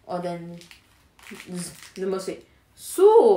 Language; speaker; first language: Norwegian; non-native, learner; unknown